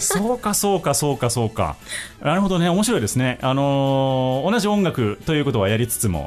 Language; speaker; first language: Japanese; native; Japanese